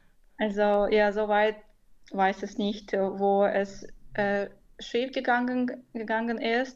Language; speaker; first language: German; non-native, fluent; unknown